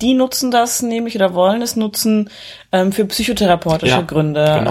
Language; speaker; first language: German; native; German